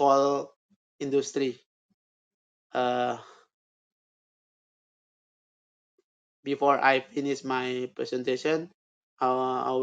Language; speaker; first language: English; non-native, learner; Indonesian